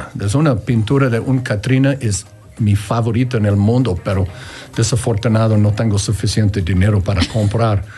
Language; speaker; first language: Spanish; non-native, learner; English